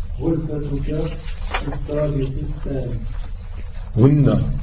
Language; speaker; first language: Arabic; non-native, learner; French